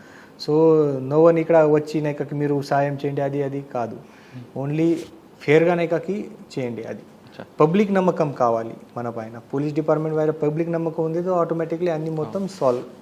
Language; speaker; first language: Telugu; non-native, fluent; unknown